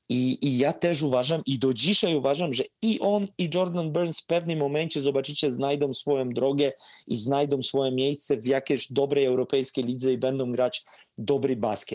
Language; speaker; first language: Polish; non-native, fluent; Serbian